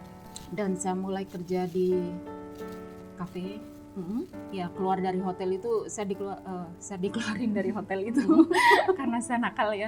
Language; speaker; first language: Indonesian; non-native, local second language; Javanese